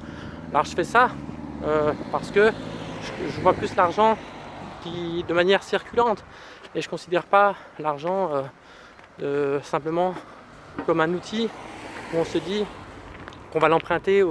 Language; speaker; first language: French; native; French